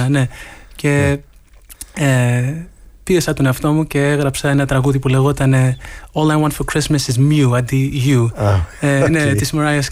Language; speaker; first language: Greek; early bilingual, heritage; Greek